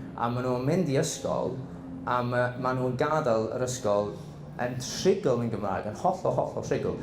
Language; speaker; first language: Welsh; non-native, local second language; English